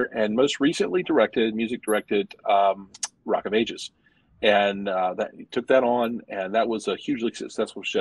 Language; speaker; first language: English; native; English